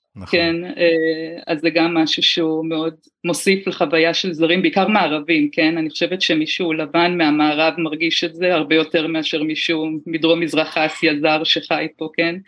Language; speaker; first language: Hebrew; native; Hebrew